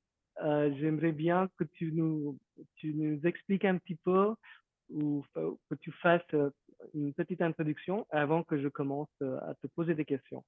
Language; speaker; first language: French; non-native, fluent; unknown